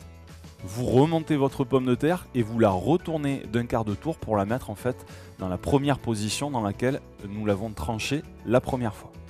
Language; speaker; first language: French; native; French